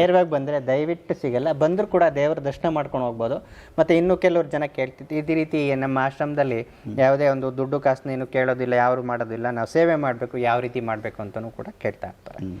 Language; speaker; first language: Kannada; native; Kannada